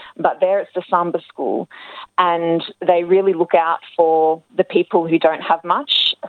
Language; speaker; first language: English; native; English